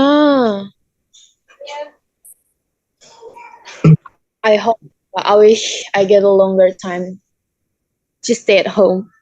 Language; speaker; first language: English; non-native, learner; Indonesian